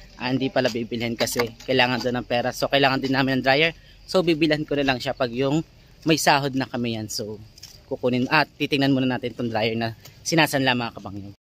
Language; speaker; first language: Filipino; non-native, local second language; Cebuano